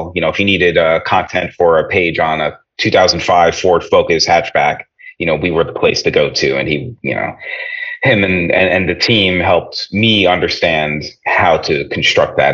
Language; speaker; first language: English; native; English